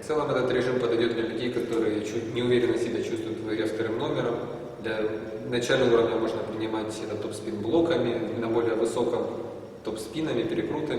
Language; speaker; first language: Russian; native; Russian